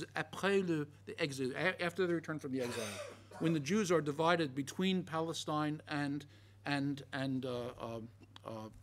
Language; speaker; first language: English; native; English